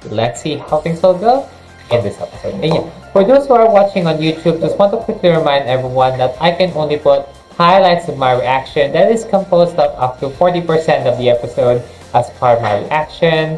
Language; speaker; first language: English; non-native, local second language; Filipino